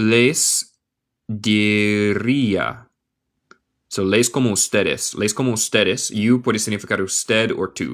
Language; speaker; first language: Spanish; non-native, learner; English